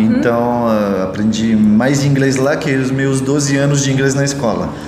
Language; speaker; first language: Portuguese; non-native, fluent; French